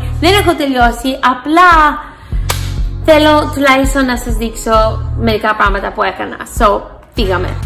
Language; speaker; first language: Greek; early bilingual, heritage; English